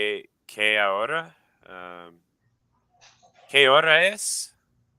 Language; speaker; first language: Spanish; non-native, learner; English